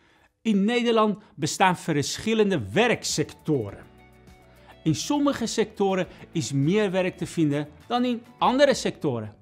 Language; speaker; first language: Dutch; non-native, fluent; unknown